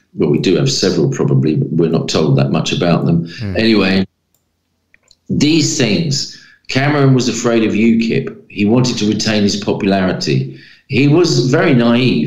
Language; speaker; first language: English; native; English